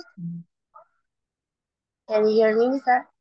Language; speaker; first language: English; non-native, learner; Indonesian